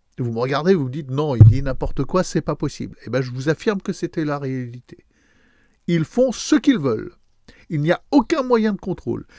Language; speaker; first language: French; native; French